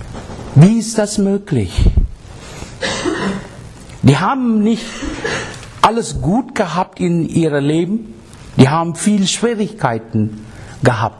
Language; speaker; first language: German; non-native, fluent; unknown